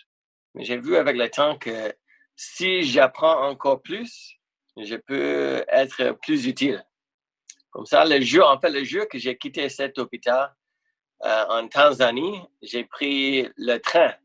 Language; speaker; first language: French; non-native, fluent; English